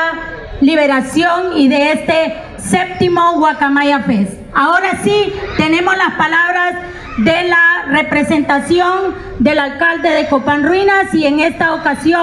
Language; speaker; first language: Spanish; native; Spanish